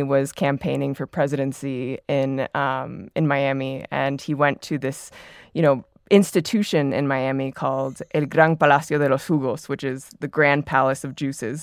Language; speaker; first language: English; native; English